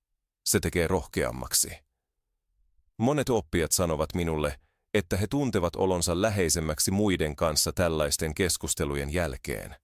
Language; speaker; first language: Finnish; non-native, fluent; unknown